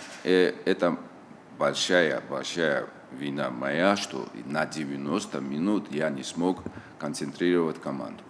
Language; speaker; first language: Russian; non-native, local second language; Tajik